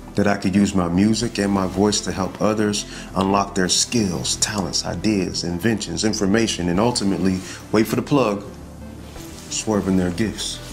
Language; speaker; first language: English; native; English